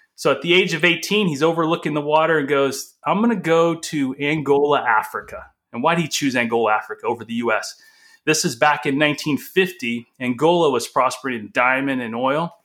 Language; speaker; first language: English; early bilingual, other home language; Portuguese